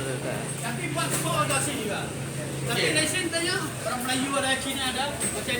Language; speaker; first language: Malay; non-native, learner; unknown